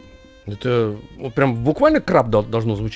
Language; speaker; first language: Russian; native; Russian